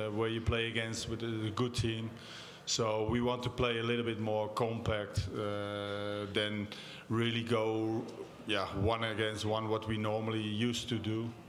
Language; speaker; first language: English; non-native, fluent; Dutch